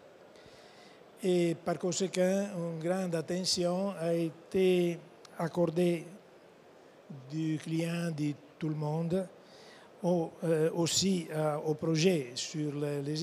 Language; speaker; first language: French; non-native, fluent; Italian